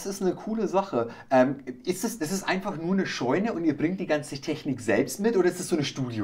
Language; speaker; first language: German; native; German